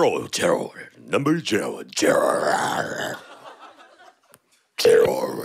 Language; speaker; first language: Korean; native; Korean